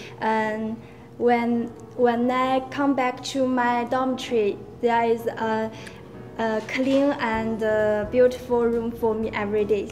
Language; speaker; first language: English; non-native, learner; Chinese